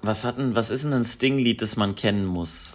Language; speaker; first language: German; native; German